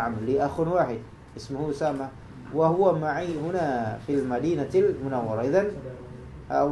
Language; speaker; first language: Arabic; non-native, fluent; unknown